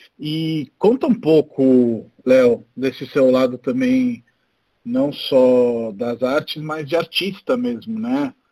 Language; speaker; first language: Portuguese; native; Portuguese